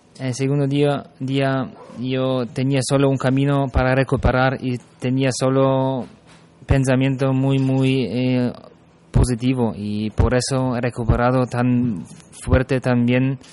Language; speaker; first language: Spanish; non-native, fluent; German